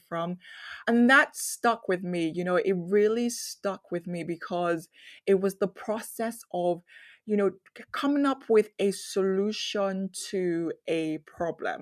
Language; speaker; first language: English; non-native, local second language; Yoruba